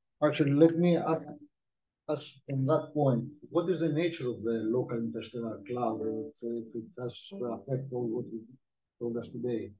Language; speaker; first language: English; non-native, fluent; Greek